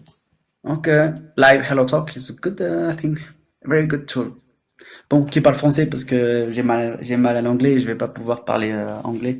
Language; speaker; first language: French; native; French